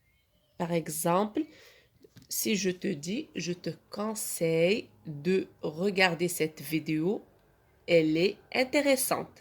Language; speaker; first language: French; non-native, local second language; Arabic